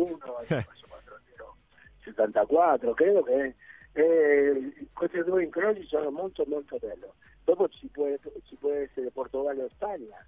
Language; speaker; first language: Italian; non-native, fluent; Spanish